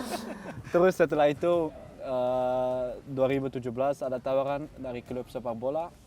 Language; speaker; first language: Indonesian; non-native, fluent; Dutch